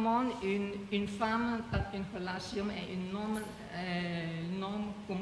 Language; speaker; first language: French; non-native, learner; Chinese